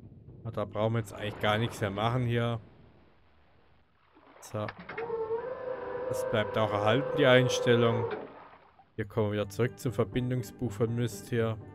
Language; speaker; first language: German; native; German